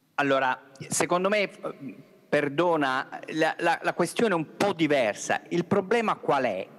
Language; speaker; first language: Italian; native; Italian